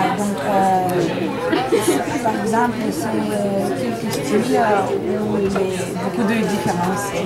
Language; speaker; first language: French; non-native, learner; Russian